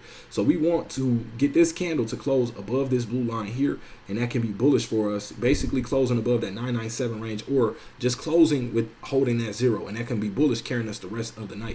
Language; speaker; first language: English; native; English